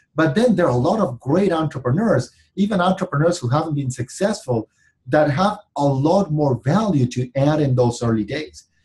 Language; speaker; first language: English; non-native, fluent; Spanish